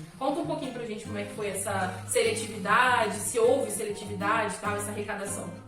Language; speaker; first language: Portuguese; native; Portuguese